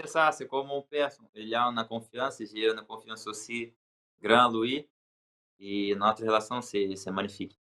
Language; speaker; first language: French; non-native, learner; Portuguese